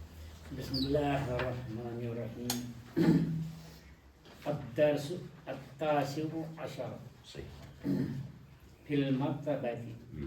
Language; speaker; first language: Arabic; non-native, learner; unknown